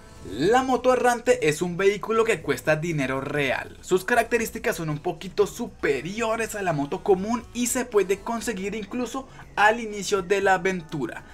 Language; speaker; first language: Spanish; native; Spanish